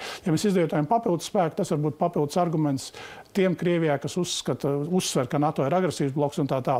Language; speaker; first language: Latvian; native; Latvian